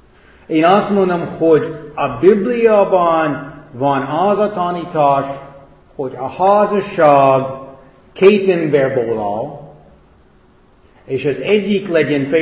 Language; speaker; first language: Hungarian; non-native, fluent; English